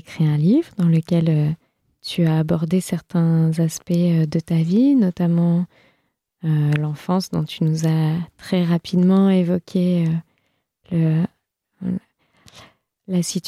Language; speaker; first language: French; native; French